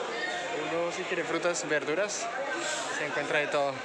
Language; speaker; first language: Spanish; non-native, fluent; French